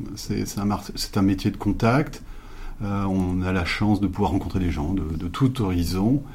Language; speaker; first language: French; native; French